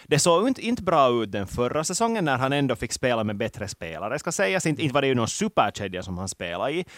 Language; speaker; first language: Swedish; native; Swedish